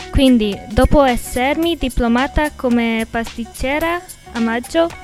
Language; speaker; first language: Italian; non-native, learner; Hungarian